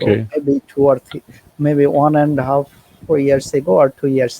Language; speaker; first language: English; non-native, learner; Bangla